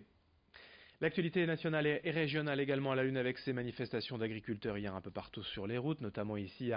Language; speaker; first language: French; native; French